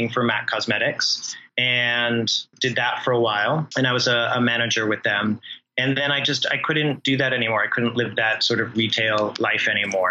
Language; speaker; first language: English; native; English